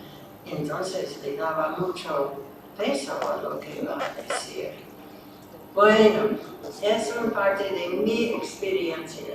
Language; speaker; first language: Spanish; non-native, fluent; English